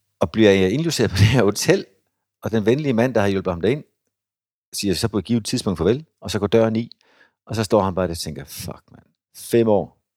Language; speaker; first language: Danish; native; Danish